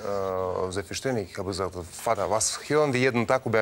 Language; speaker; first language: German; non-native, learner; Russian